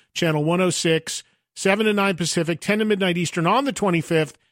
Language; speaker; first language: English; native; English